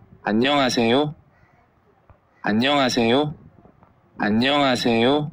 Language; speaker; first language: Korean; non-native, learner; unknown